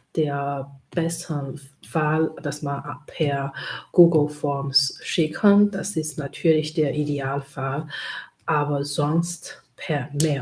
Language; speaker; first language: German; non-native, learner; Chinese